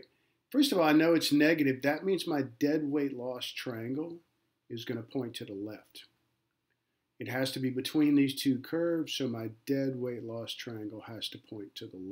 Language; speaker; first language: English; native; English